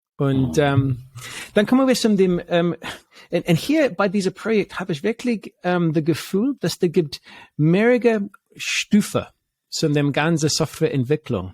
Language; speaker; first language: German; non-native, fluent; English